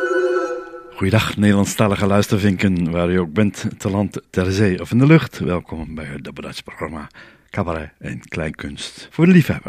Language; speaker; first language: Dutch; native; Dutch